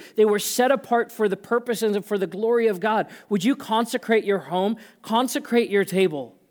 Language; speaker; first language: English; native; English